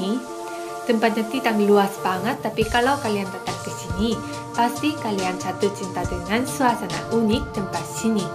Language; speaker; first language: Indonesian; non-native, fluent; Korean